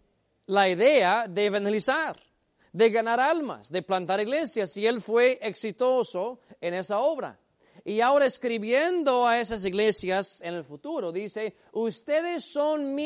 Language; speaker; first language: Spanish; native; Spanish